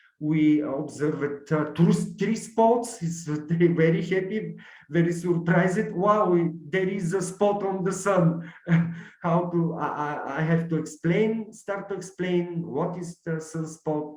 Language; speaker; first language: English; non-native, learner; Bulgarian